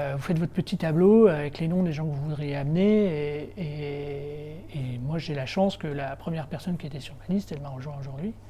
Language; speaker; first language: French; native; French